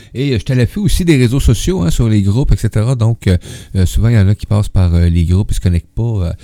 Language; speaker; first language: French; native; French